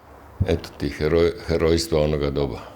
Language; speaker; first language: Croatian; native; Croatian